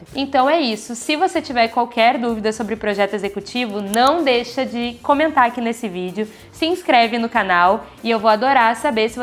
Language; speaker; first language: Portuguese; native; Portuguese